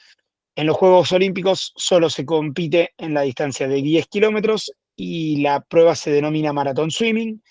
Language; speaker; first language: Spanish; native; Spanish